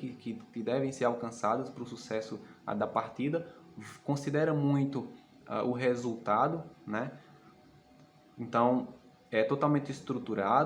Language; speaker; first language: Portuguese; native; Portuguese